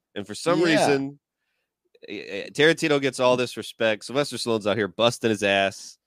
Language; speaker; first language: English; native; English